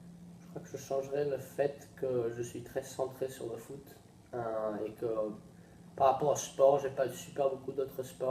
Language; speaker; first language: French; early bilingual, heritage; Swedish